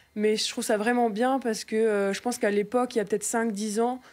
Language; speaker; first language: French; native; French